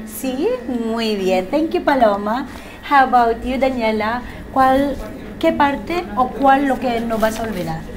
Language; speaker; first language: Spanish; non-native, fluent; Filipino